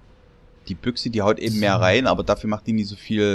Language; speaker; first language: German; native; German